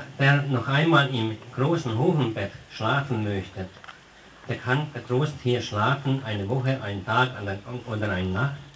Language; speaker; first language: German; non-native, local second language; Hungarian